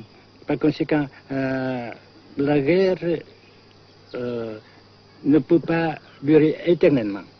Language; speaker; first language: French; non-native, local second language; Vietnamese